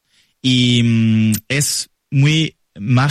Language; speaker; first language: Spanish; non-native, learner; French